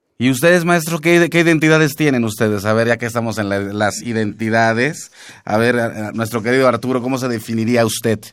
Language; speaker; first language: Spanish; non-native, local second language; Nahuatl languages